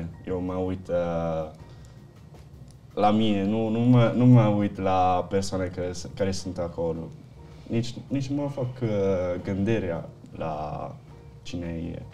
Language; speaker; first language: Romanian; early bilingual, heritage; Italian